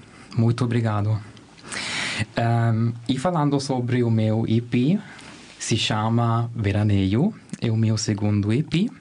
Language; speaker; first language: Portuguese; non-native, learner; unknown